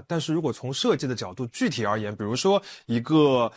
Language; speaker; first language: Chinese; native; Chinese